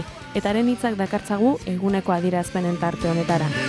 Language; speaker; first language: Basque; native; Basque